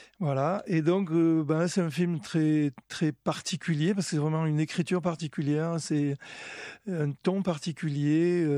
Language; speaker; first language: French; native; French